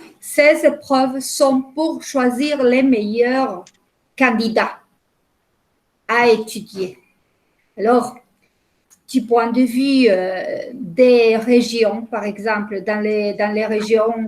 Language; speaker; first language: French; non-native, fluent; Spanish